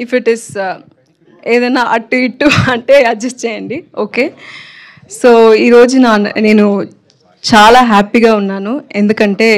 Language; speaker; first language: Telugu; non-native, learner; Tamil